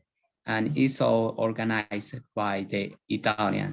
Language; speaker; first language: English; non-native, learner; Spanish